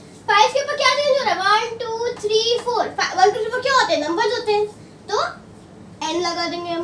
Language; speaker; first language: Hindi; native; Hindi